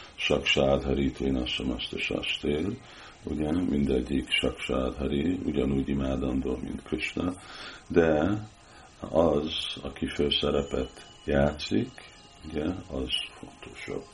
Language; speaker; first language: Hungarian; early bilingual, heritage; Hungarian